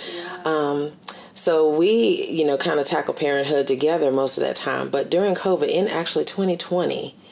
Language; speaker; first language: English; native; English